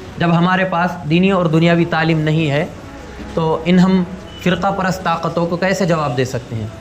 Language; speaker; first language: Urdu; native; Urdu